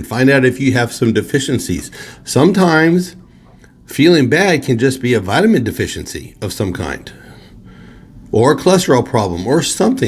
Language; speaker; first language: English; native; English